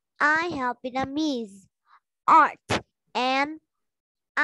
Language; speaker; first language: English; non-native, learner; Vietnamese